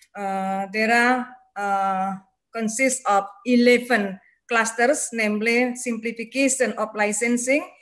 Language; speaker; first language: English; non-native, learner; Indonesian